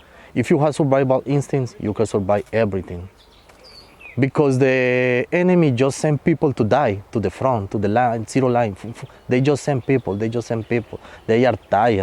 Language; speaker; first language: English; non-native, fluent; Spanish